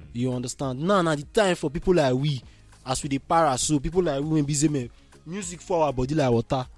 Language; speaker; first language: Nigerian Pidgin; native; Nigerian Pidgin